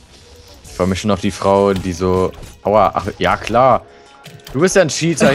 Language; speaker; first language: German; native; German